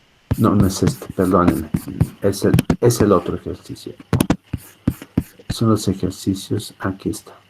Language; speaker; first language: Spanish; native; Spanish